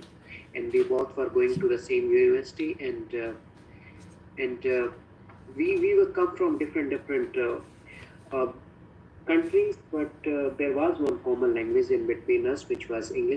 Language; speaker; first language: English; non-native, fluent; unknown